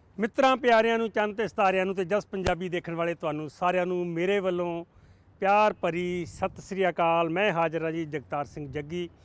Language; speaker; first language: Punjabi; native; Punjabi